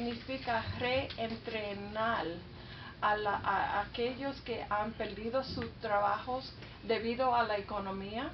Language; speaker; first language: Spanish; early bilingual, heritage; Spanish